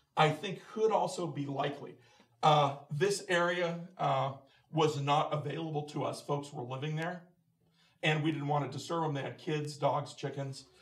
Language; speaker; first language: English; native; English